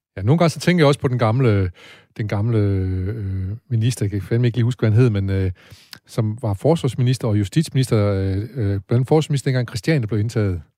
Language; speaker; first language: Danish; native; Danish